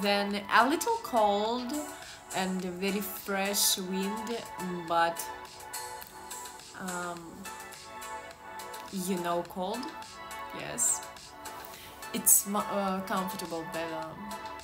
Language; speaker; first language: English; non-native, learner; Russian